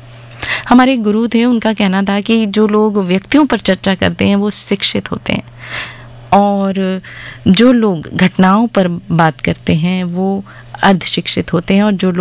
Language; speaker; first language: Hindi; native; Hindi